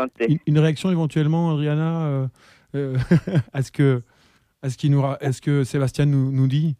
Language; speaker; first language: French; native; French